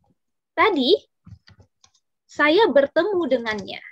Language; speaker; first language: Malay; non-native, fluent; Indonesian